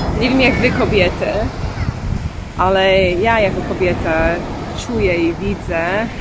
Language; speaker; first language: Polish; non-native, learner; English